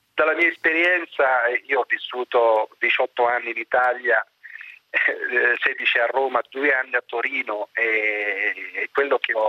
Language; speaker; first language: Italian; non-native, fluent; Arabic